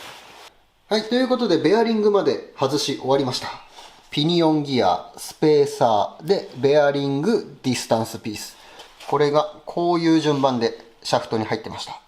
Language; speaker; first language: Japanese; native; Japanese